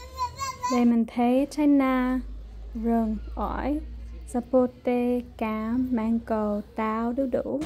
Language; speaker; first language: Vietnamese; non-native, fluent; English